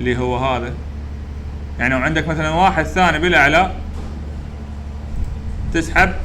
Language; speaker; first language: Arabic; native; Arabic